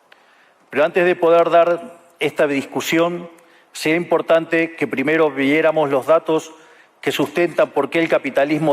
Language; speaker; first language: Spanish; native; Spanish